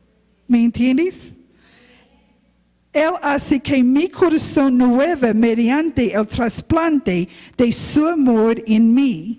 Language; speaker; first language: Spanish; non-native, learner; English